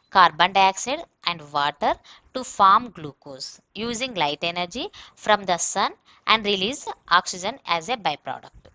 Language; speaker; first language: English; non-native, local second language; Telugu